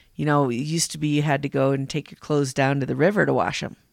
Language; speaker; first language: English; native; English